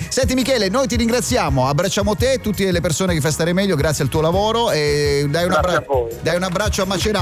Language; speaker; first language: Italian; native; Italian